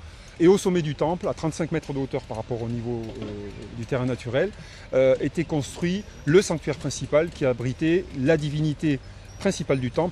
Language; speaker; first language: French; native; French